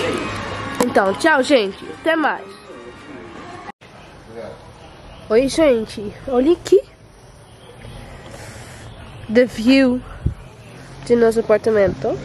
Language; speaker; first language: Portuguese; non-native, learner; Dutch